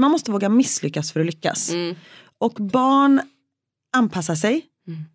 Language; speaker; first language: Swedish; native; Swedish